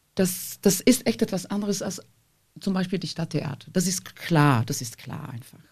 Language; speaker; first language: German; non-native, fluent; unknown